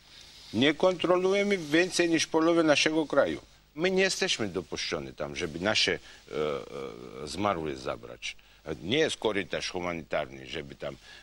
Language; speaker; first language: Polish; non-native, fluent; Georgian